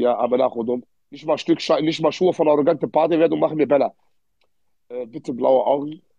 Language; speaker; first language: German; early bilingual, other home language; Arabic